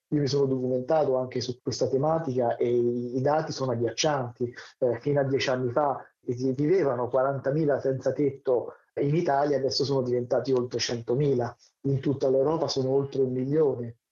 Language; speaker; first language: Italian; native; Italian